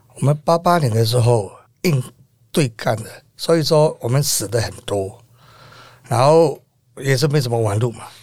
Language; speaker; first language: Chinese; non-native, fluent; Burmese